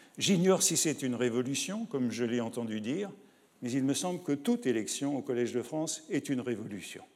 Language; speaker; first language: French; native; French